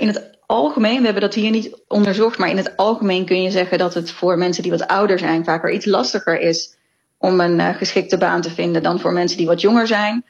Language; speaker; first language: Dutch; native; Dutch